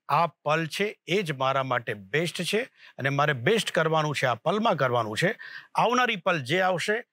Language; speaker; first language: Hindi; non-native, local second language; Gujarati